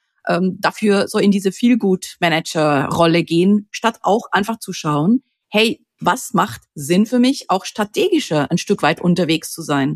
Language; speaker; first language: German; native; German